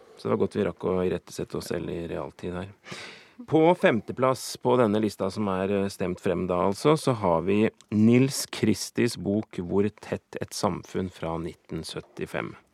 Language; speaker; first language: Norwegian; native; Norwegian